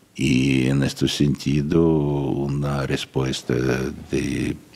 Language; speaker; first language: Spanish; non-native, fluent; Russian